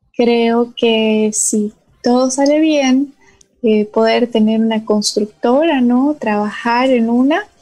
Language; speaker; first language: Spanish; non-native, local second language; Portuguese